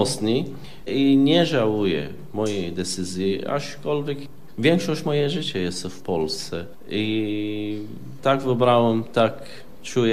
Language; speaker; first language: Polish; non-native, fluent; Arabic